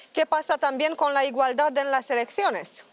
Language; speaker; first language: Spanish; non-native, learner; Romanian